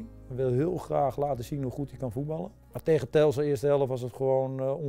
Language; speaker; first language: Dutch; native; Dutch